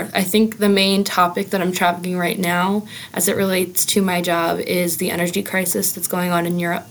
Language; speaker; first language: English; native; English